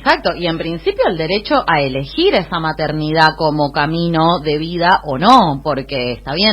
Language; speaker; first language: Spanish; native; Spanish